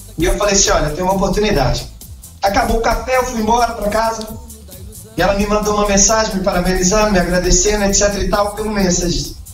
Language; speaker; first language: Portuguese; native; Portuguese